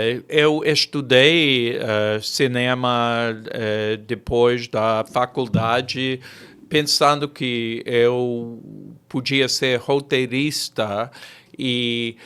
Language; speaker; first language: Portuguese; non-native, fluent; English